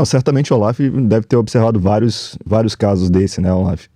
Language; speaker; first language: Portuguese; native; Portuguese